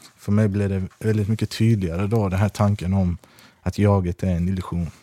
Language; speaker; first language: Swedish; early bilingual, other home language; Persian